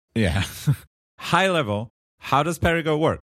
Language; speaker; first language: English; non-native, fluent; Hebrew